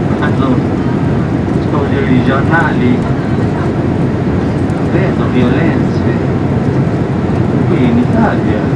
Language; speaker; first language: Italian; non-native, fluent; Spanish